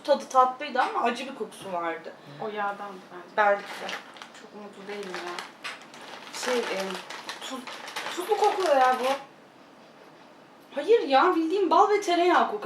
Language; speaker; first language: Turkish; native; Turkish